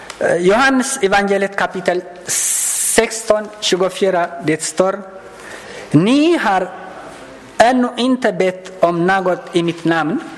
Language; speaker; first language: Swedish; non-native, learner; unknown